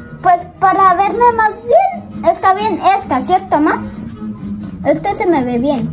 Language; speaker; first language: Spanish; early bilingual, heritage; Spanish